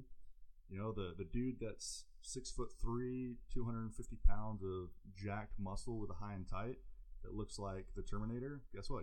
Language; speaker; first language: English; native; English